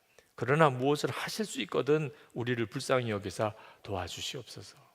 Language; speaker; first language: Korean; native; Korean